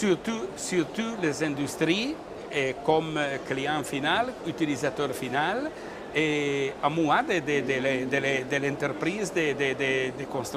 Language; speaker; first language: French; non-native, learner; Italian